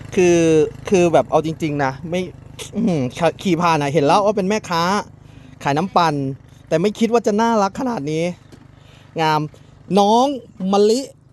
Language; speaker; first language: Thai; native; Thai